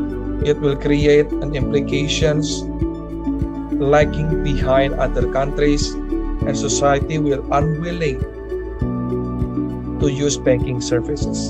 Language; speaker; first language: English; non-native, learner; Indonesian